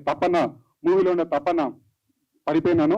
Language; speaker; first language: Telugu; native; Telugu